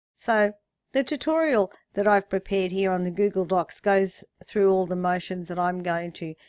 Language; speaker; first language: English; native; English